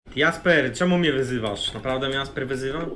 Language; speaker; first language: Polish; native; Polish